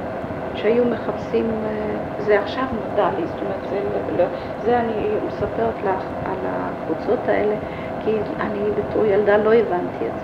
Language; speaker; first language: Hebrew; early bilingual, other home language; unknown